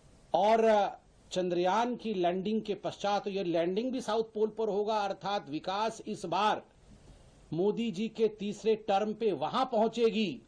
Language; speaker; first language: Hindi; native; Hindi